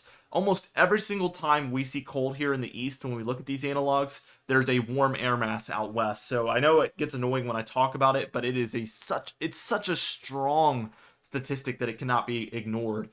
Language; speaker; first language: English; native; English